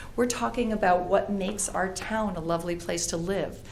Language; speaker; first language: English; native; English